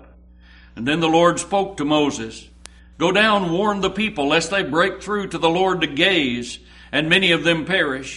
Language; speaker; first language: English; native; English